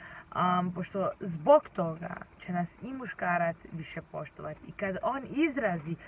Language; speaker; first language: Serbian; early bilingual, heritage; Serbian